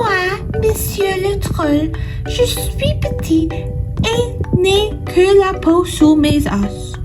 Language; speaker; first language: French; non-native, fluent; English